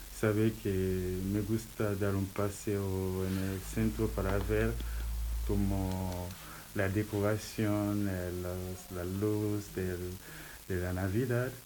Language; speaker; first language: Spanish; non-native, learner; Haitian Creole